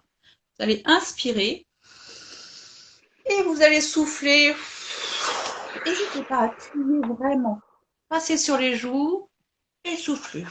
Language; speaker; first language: French; native; French